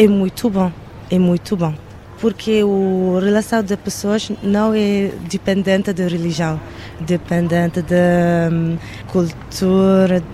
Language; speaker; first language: Portuguese; non-native, learner; Arabic